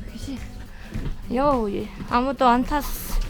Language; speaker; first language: Korean; native; Korean